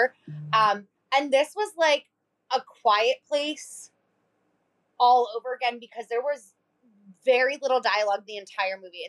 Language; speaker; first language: English; native; English